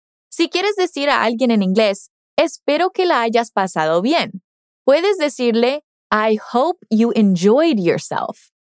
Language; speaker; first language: Spanish; non-native, fluent; English